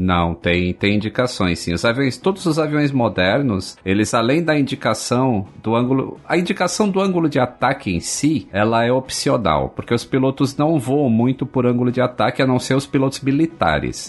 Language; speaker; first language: Portuguese; native; Portuguese